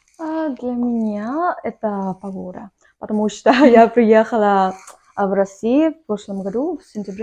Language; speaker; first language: Russian; non-native, learner; Vietnamese